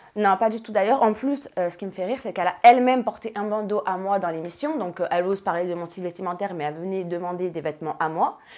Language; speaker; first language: French; native; French